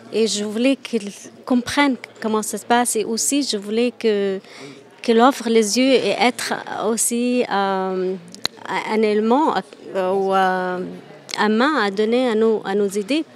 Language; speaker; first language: French; non-native, fluent; Arabic